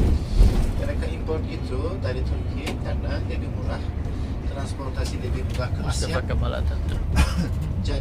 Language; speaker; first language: Indonesian; non-native, fluent; Turkish